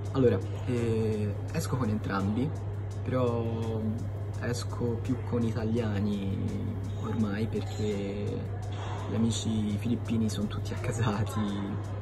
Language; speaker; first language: Italian; early bilingual, other home language; Iloko